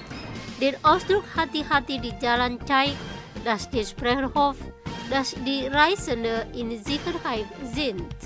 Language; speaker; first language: German; non-native, fluent; Indonesian